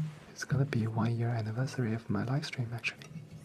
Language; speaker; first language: English; non-native, fluent; Chinese